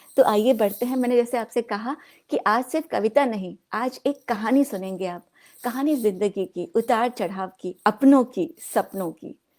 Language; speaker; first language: Hindi; non-native, local second language; Odia